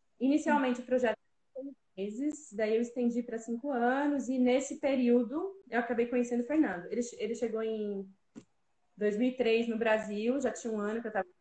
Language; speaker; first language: Portuguese; native; Portuguese